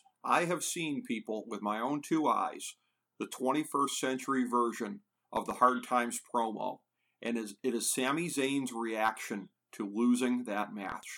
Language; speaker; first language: English; native; English